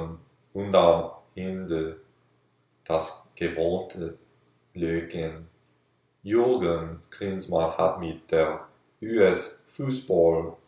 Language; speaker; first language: German; non-native, learner; English